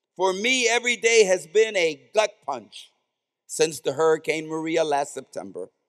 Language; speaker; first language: English; native; English